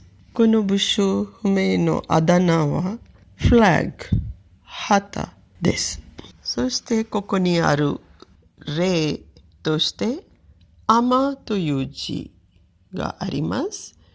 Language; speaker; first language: Japanese; non-native, fluent; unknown